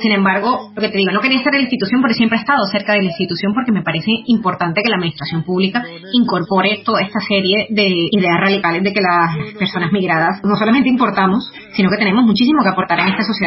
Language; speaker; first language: Spanish; native; Spanish